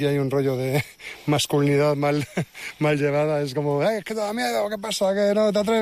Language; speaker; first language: Spanish; native; Spanish